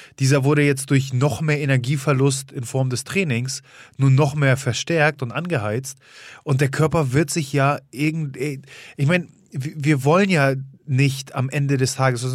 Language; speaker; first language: German; early bilingual, other home language; Polish